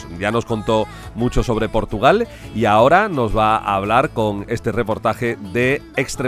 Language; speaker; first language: Spanish; native; Spanish